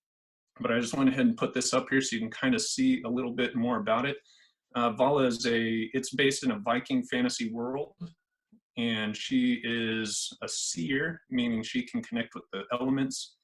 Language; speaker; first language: English; native; English